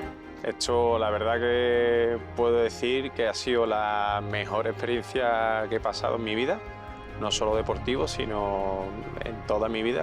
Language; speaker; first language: Spanish; native; Spanish